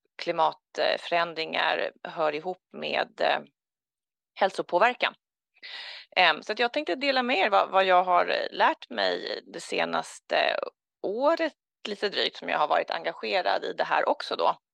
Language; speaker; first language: Swedish; native; Swedish